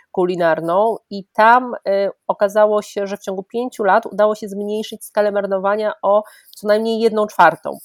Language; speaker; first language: Polish; native; Polish